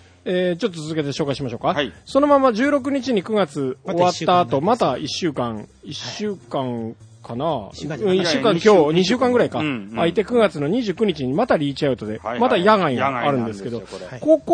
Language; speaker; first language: Japanese; native; Japanese